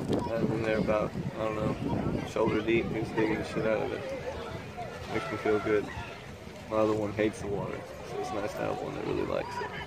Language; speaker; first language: English; native; English